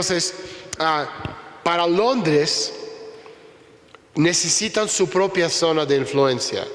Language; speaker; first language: Spanish; non-native, fluent; Russian